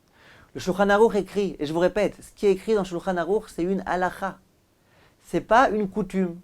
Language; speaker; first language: French; native; French